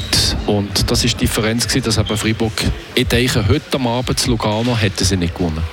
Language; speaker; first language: German; native; German